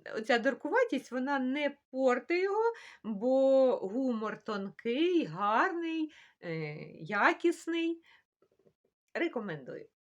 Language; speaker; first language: Ukrainian; non-native, local second language; Russian